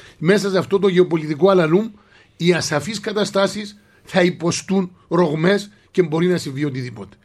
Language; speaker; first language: Greek; native; Greek